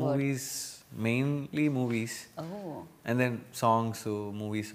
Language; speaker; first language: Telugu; non-native, learner; Tamil